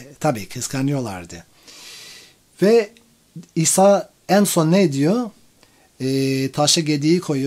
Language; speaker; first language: Turkish; non-native, fluent; English